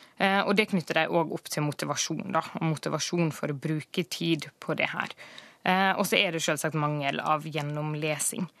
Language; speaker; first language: Norwegian; native; Norwegian